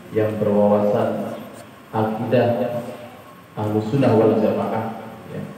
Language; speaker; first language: Indonesian; native; Indonesian